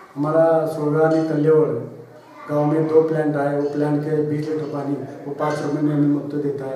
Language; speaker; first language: Hindi; non-native, local second language; Marathi